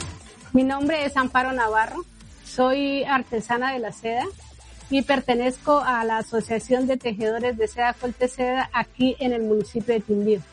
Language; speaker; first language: Spanish; native; Spanish